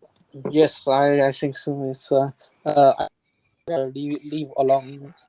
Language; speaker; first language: English; non-native, learner; Chinese